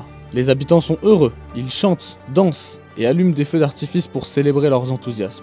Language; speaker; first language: French; native; French